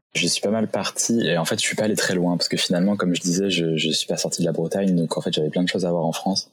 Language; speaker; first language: French; native; French